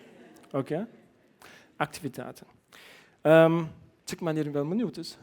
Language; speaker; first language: Latvian; non-native, learner; German